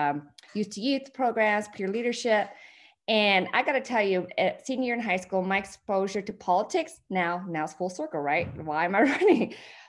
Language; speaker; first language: English; early bilingual, other home language; Vietnamese